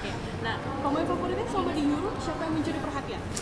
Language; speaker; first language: Indonesian; native; Indonesian